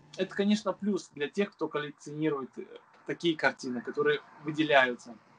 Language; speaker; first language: Russian; non-native, local second language; Romanian